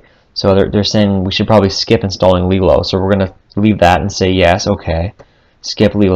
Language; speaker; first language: English; native; English